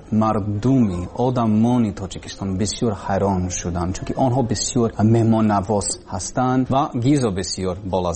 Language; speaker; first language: Persian; non-native, learner; English